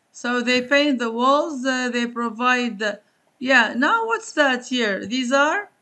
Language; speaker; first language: English; non-native, fluent; Arabic